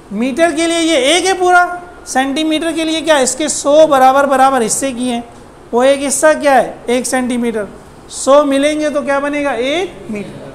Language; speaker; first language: Urdu; native; Urdu